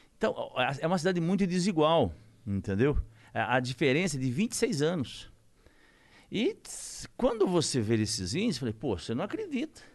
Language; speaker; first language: Portuguese; native; Portuguese